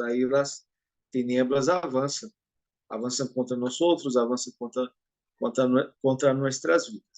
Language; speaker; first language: Portuguese; non-native, learner; Spanish